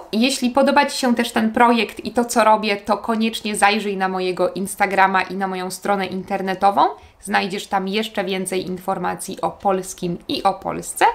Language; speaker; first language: Polish; native; Polish